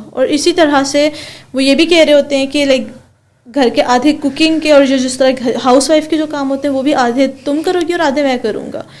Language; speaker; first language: Urdu; early bilingual, heritage; Urdu